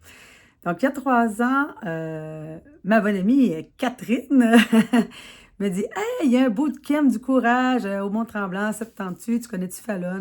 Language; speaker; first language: French; native; French